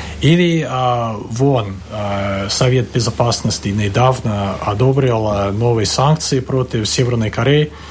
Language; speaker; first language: Russian; non-native, fluent; English